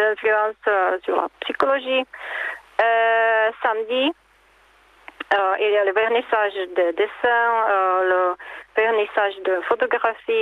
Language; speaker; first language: French; non-native, learner; Czech